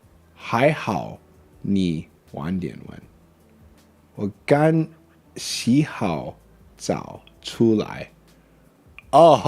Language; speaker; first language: Chinese; non-native, learner; English